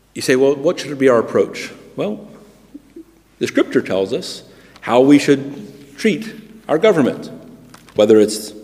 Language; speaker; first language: English; native; English